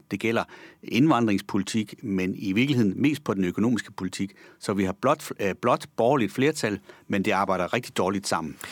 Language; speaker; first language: Danish; native; Danish